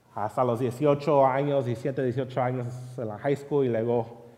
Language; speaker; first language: Spanish; early bilingual, heritage; Spanish